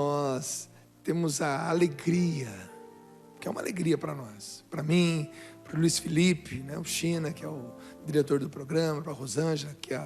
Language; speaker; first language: Portuguese; native; Portuguese